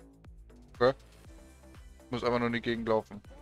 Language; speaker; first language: German; native; German